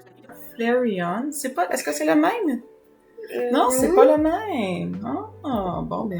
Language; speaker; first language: French; native; French